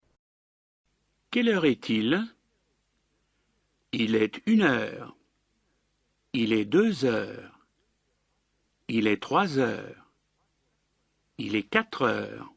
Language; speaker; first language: French; native; French